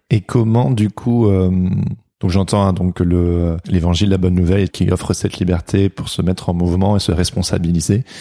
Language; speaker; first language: French; native; French